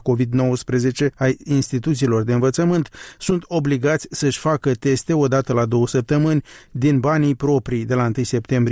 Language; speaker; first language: Romanian; native; Romanian